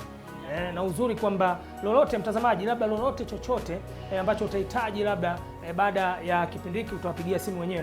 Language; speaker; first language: Swahili; native; Swahili